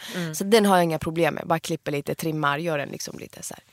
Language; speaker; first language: Swedish; early bilingual, other home language; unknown